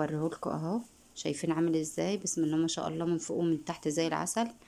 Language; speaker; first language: Arabic; native; Arabic